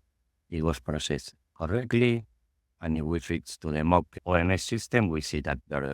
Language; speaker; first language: English; non-native, fluent; Spanish